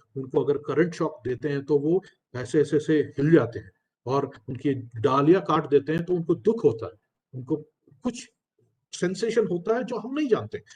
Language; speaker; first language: Hindi; non-native, local second language; Telugu